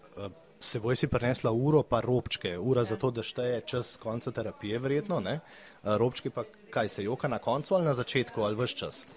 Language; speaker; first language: Slovenian; native; Slovenian